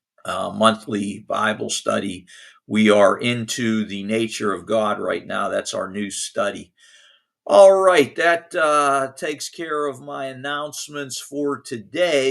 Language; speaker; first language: English; native; English